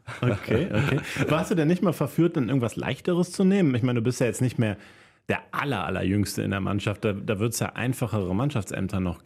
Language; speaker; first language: German; native; German